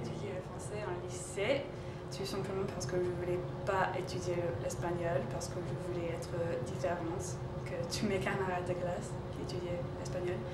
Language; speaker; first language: French; non-native, fluent; English